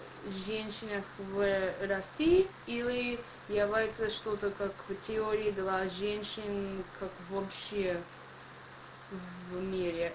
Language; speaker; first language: Russian; non-native, learner; English